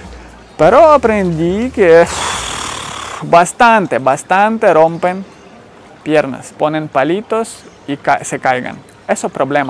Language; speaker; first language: Spanish; non-native, fluent; Ukrainian